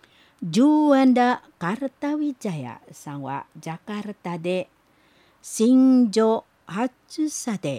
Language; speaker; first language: Japanese; non-native, learner; Indonesian